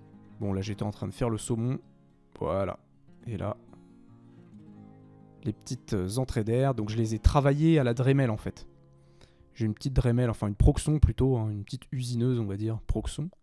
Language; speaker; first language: French; native; French